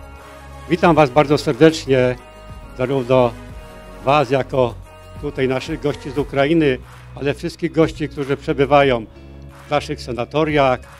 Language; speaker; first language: Polish; native; Polish